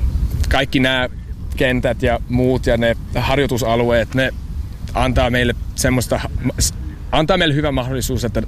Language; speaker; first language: Finnish; non-native, learner; English